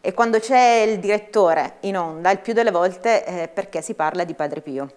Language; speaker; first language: Italian; native; Italian